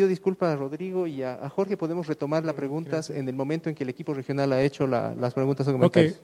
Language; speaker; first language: Spanish; native; Spanish